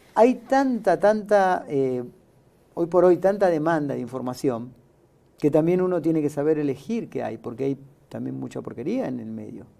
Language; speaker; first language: Spanish; native; Spanish